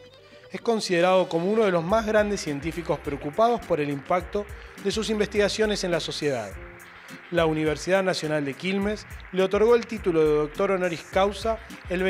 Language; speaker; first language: Spanish; native; Spanish